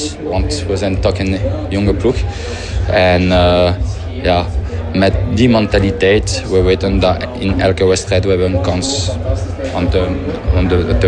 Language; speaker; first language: Dutch; non-native, fluent; French